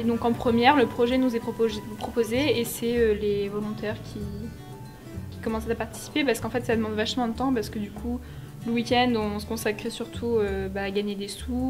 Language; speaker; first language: French; native; French